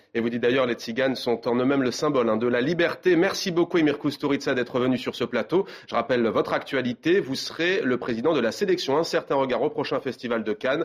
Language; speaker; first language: French; native; French